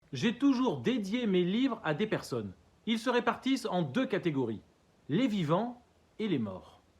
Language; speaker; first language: French; native; French